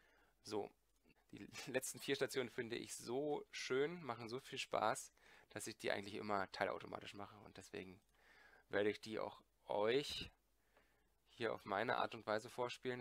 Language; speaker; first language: German; native; German